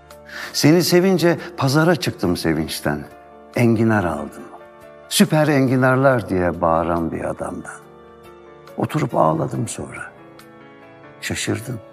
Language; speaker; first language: Turkish; native; Turkish